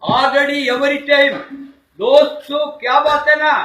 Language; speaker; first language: Hindi; non-native, local second language; Malayalam